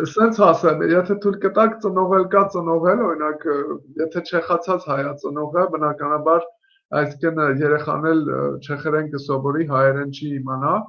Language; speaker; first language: Armenian; native; Armenian